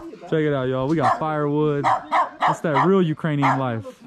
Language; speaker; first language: English; native; English